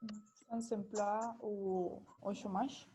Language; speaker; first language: French; non-native, learner; Spanish